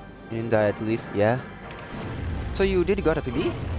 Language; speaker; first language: English; non-native, learner; Portuguese